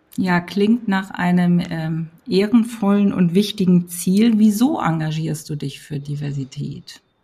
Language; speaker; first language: German; native; German